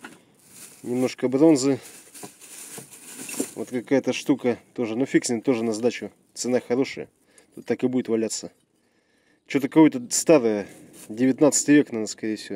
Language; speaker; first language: Russian; native; Russian